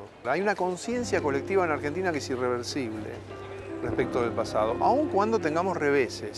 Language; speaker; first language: Spanish; native; Spanish